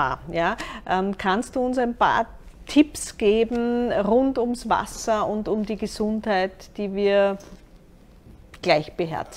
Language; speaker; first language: German; native; German